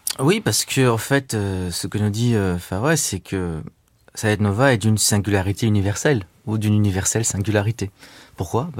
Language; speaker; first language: French; native; French